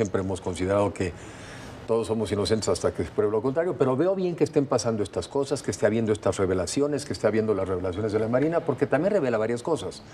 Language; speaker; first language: Spanish; native; Spanish